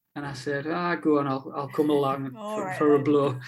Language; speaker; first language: English; native; English